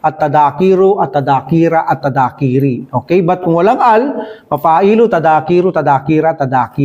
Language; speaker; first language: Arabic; non-native, fluent; Filipino